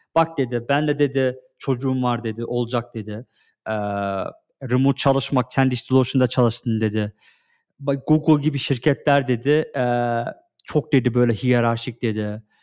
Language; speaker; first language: Turkish; early bilingual, heritage; Turkish